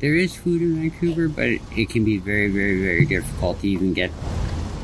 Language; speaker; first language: English; native; English